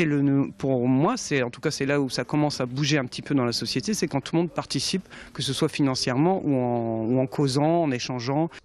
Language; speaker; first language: French; native; French